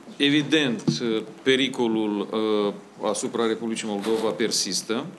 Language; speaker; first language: Romanian; native; Romanian